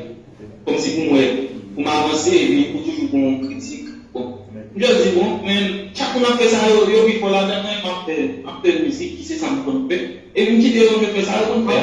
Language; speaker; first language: French; non-native, local second language; Haitian Creole